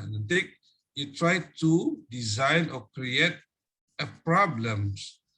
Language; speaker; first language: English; non-native, fluent; Indonesian